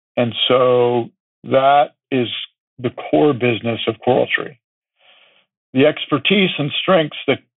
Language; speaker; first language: English; native; English